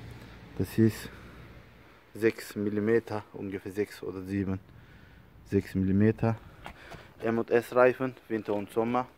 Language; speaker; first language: German; non-native, learner; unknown